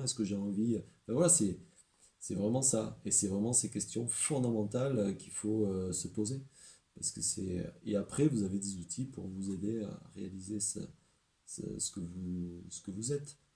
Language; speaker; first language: French; native; French